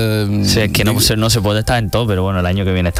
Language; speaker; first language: Spanish; native; Spanish